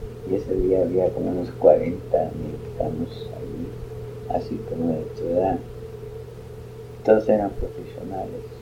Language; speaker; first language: Spanish; early bilingual, other home language; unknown